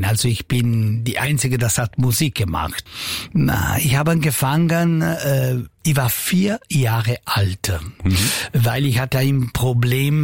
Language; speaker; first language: German; non-native, local second language; Italian